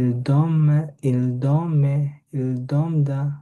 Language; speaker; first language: French; non-native, learner; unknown